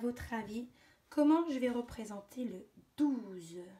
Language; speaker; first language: French; native; French